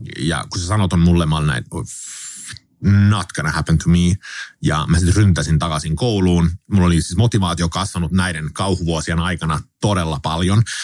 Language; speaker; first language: Finnish; early bilingual, heritage; Finnish